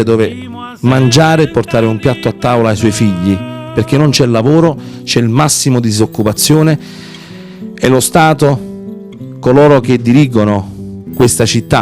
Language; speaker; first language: Italian; native; Italian